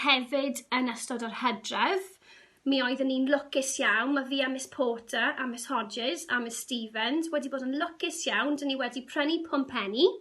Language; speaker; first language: Welsh; non-native, local second language; English